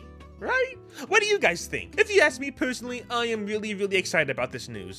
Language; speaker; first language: English; native; English